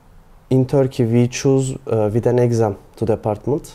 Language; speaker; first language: English; non-native, learner; Turkish